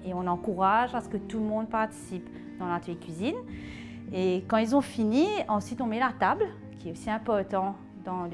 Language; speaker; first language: French; native; French